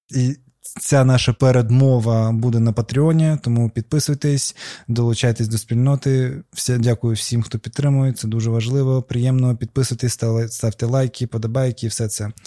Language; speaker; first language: Ukrainian; non-native, local second language; Russian